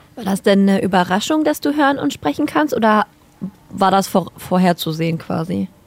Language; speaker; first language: German; native; German